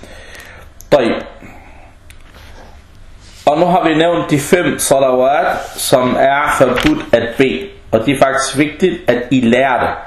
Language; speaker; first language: Danish; non-native, fluent; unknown